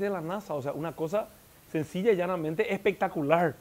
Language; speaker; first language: Spanish; native; Spanish